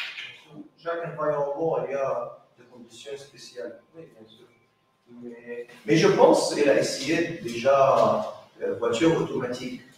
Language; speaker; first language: French; non-native, learner; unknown